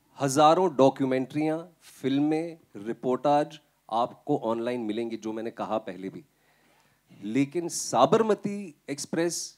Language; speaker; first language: Hindi; native; Hindi